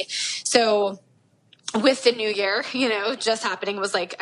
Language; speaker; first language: English; native; English